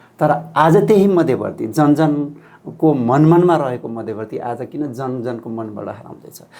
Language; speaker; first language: Nepali; non-native, local second language; Rana Tharu